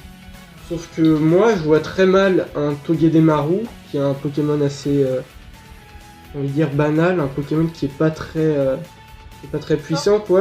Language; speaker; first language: French; native; French